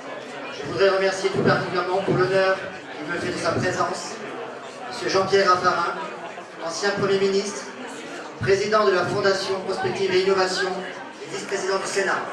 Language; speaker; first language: French; native; French